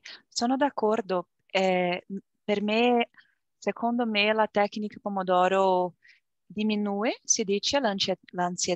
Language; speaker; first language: Italian; non-native, learner; Portuguese